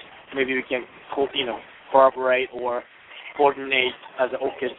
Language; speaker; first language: English; non-native, fluent; Japanese